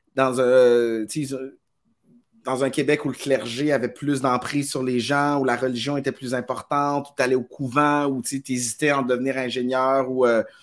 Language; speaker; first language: French; native; French